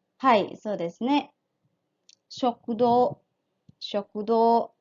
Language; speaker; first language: Japanese; non-native, fluent; Indonesian